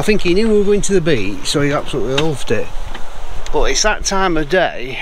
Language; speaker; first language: English; native; English